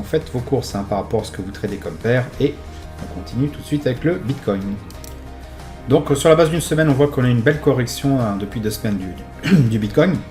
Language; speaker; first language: French; native; French